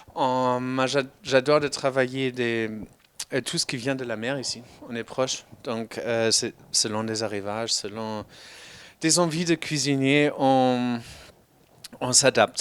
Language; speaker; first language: French; non-native, fluent; German